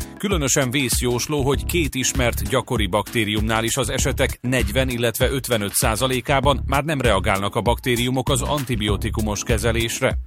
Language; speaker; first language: Hungarian; native; Hungarian